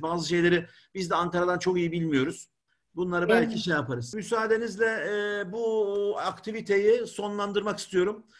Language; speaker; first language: Turkish; native; Turkish